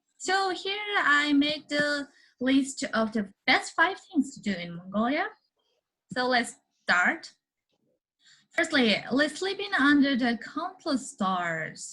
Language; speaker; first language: English; non-native, learner; Mongolian